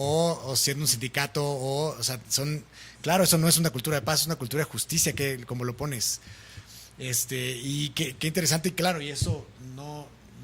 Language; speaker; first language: Spanish; native; Spanish